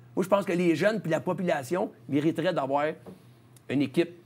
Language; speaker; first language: French; native; French